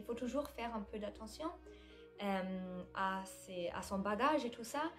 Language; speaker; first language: French; non-native, fluent; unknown